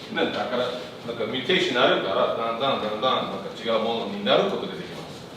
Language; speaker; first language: Japanese; non-native, learner; English